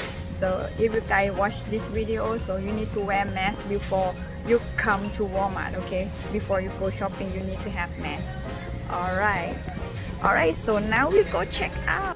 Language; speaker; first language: English; non-native, learner; Thai